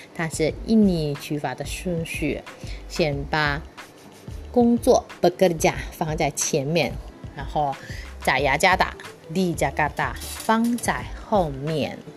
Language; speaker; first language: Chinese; early bilingual, heritage; Chinese